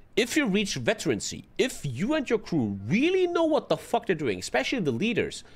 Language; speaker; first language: English; non-native, fluent; German